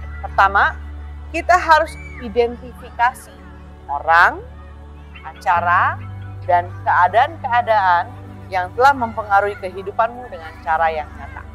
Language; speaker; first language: Indonesian; early bilingual, heritage; Indonesian